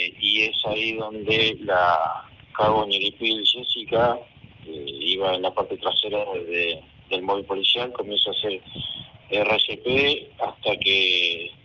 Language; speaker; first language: Spanish; native; Spanish